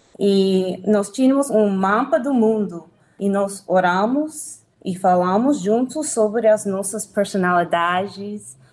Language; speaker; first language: Portuguese; non-native, learner; English